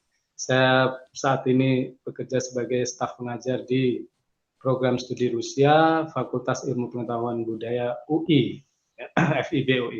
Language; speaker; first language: Indonesian; native; Indonesian